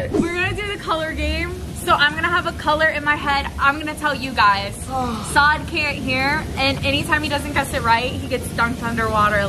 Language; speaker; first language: English; native; English